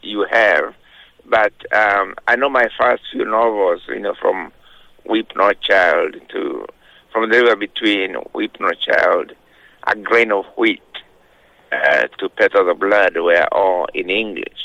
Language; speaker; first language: English; non-native, local second language; Kikuyu